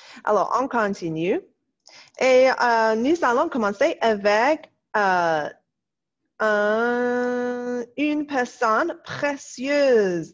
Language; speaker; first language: French; non-native, fluent; English